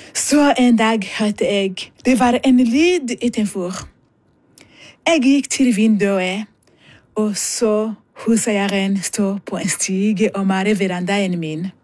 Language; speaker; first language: Norwegian; non-native, fluent; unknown